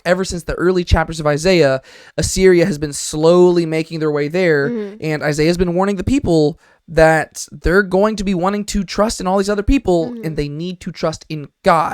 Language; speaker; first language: English; native; English